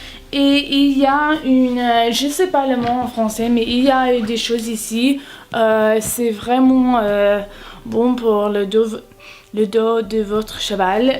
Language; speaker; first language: French; non-native, learner; English